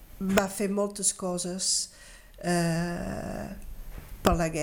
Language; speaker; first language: Catalan; early bilingual, heritage; Catalan